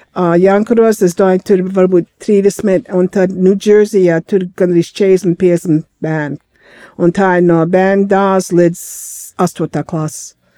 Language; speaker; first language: Latvian; early bilingual, heritage; Latvian